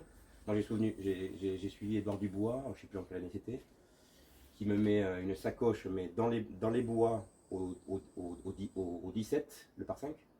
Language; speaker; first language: French; native; French